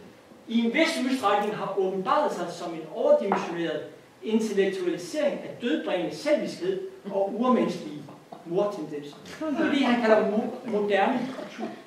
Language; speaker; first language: Danish; native; Danish